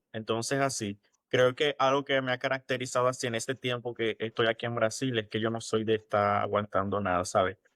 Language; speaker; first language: Spanish; native; Spanish